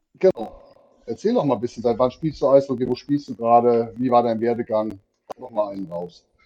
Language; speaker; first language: German; native; German